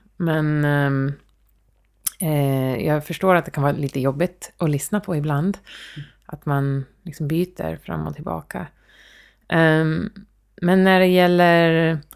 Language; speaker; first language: Swedish; early bilingual, heritage; Swedish